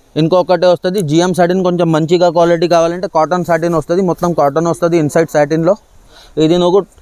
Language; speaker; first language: Telugu; non-native, local second language; Urdu